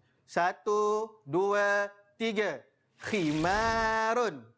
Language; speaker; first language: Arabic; non-native, fluent; Malay